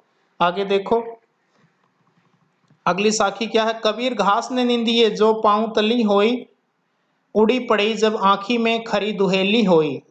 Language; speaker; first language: Hindi; native; Hindi